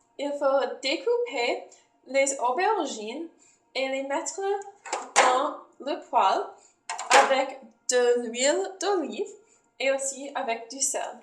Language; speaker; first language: French; non-native, learner; English